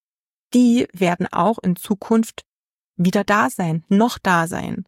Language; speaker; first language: German; native; German